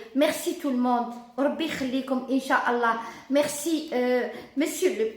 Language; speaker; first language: French; non-native, local second language; Arabic